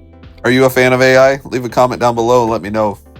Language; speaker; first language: English; native; English